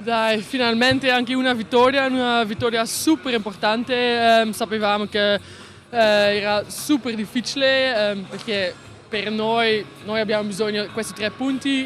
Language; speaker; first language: Italian; non-native, fluent; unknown